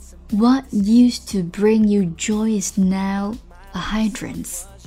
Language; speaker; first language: English; non-native, fluent; Chinese